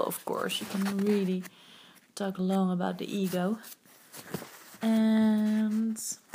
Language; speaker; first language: English; non-native, fluent; Dutch